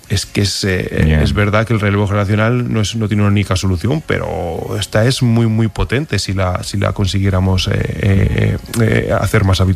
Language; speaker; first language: Spanish; native; Spanish